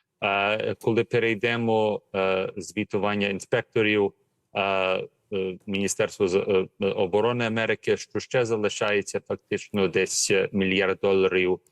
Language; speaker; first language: Ukrainian; early bilingual, heritage; Ukrainian